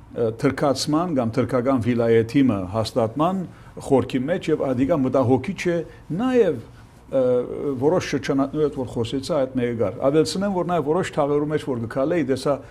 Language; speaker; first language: Armenian; early bilingual, heritage; Armenian